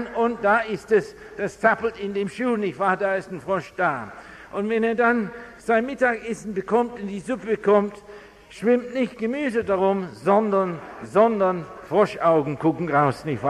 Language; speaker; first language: German; non-native, fluent; English